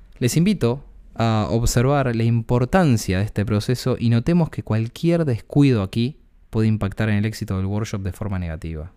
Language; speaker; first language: Spanish; native; Spanish